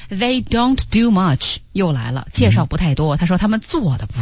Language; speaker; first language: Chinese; native; Chinese